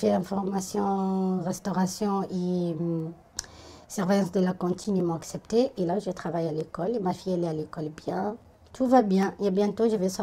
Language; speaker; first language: French; non-native, fluent; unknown